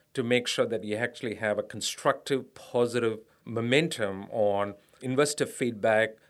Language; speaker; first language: English; non-native, local second language; Tamil